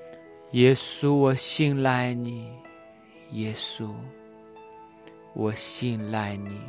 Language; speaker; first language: Chinese; native; Chinese